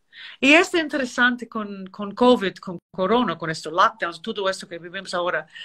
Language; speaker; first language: Spanish; non-native, learner; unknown